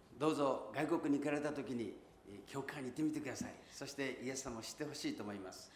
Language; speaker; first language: Japanese; native; Japanese